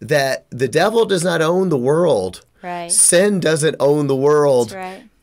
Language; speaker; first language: English; native; English